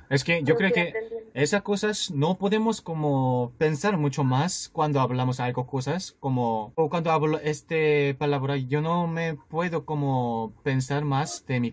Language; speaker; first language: Spanish; non-native, learner; Korean